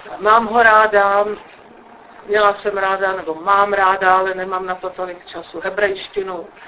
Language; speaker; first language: Czech; native; Czech